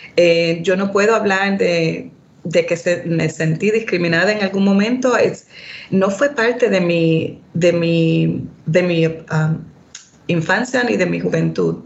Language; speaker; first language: Spanish; early bilingual, heritage; Spanish